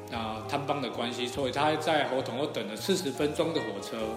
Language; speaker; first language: Chinese; non-native, local second language; Min Nan Chinese